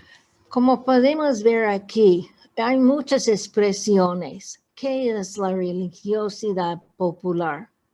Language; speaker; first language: Spanish; non-native, fluent; English